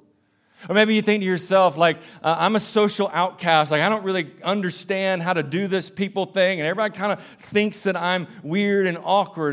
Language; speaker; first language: English; native; English